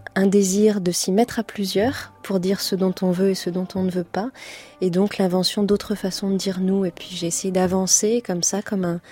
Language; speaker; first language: French; native; French